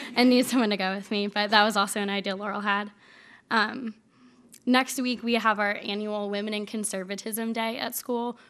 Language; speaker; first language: English; native; English